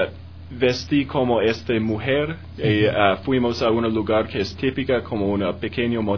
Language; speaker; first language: Spanish; non-native, learner; English